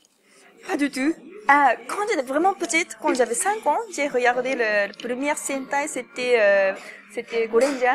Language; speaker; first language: French; non-native, fluent; Japanese